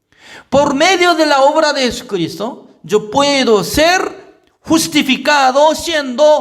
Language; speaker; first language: Spanish; non-native, fluent; Korean